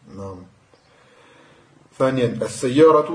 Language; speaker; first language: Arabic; non-native, fluent; French